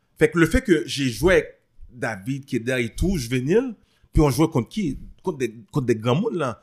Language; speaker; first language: French; early bilingual, other home language; Haitian Creole